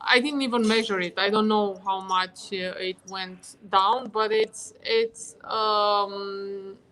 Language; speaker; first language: English; non-native, fluent; Romanian